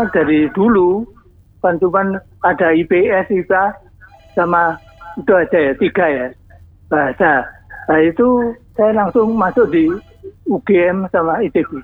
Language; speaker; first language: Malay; non-native, local second language; Javanese